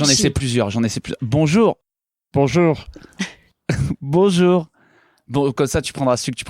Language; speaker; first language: French; native; French